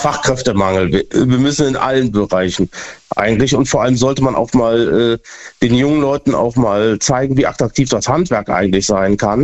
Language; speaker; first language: German; native; German